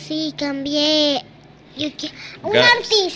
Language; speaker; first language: Spanish; early bilingual, other home language; Haitian Creole